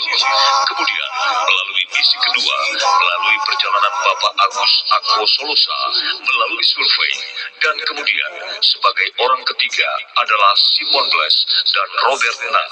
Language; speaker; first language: Indonesian; native; Indonesian